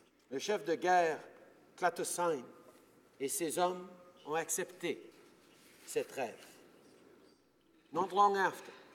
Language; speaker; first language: French; early bilingual, heritage; French